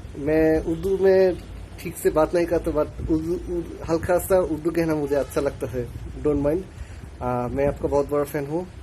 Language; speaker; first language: Urdu; non-native, learner; Bangla